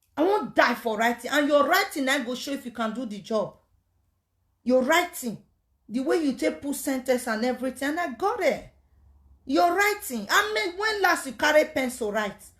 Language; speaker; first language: Nigerian Pidgin; native; Nigerian Pidgin